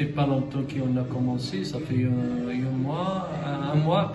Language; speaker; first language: French; non-native, local second language; Arabic